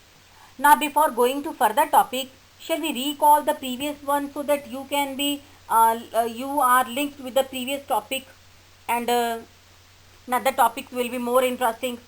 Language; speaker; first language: English; non-native, local second language; Hindi